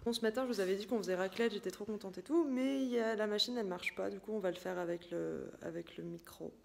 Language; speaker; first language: French; native; French